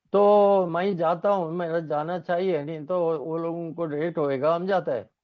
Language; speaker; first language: Hindi; non-native, local second language; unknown